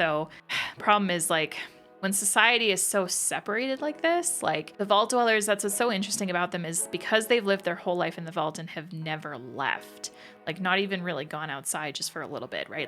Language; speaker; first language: English; native; English